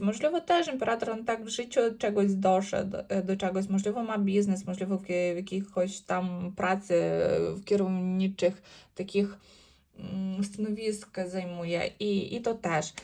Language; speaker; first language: Polish; non-native, learner; Ukrainian